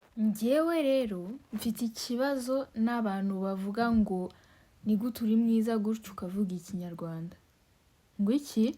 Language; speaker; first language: Kinyarwanda; early bilingual, heritage; Kinyarwanda